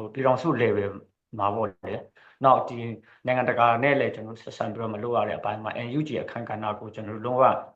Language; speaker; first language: Burmese; non-native, local second language; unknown